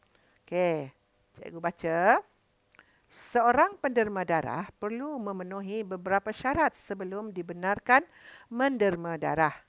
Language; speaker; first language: Malay; native; Malay